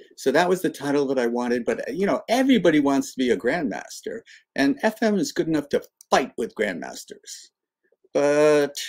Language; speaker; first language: English; native; English